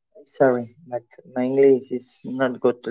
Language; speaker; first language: English; non-native, learner; Catalan